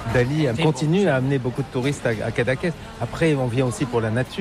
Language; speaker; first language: French; native; French